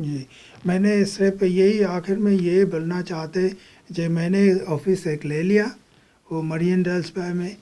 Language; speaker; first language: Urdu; non-native, fluent; Bangla